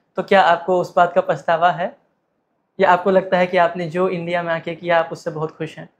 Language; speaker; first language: Hindi; native; Hindi